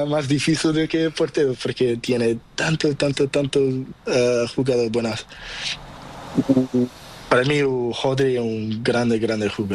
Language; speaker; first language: Spanish; non-native, learner; Portuguese